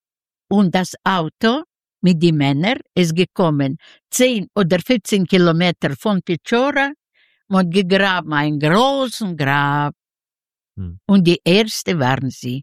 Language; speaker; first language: German; non-native, fluent; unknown